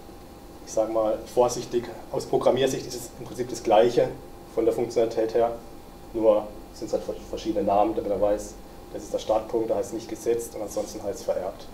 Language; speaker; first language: German; native; German